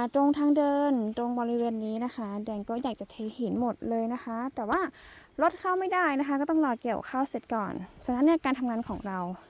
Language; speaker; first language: Thai; non-native, local second language; Karen languages